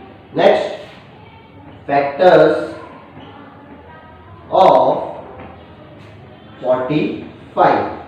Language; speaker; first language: English; non-native, local second language; Hindi